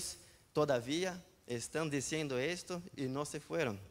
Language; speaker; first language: Spanish; non-native, fluent; Portuguese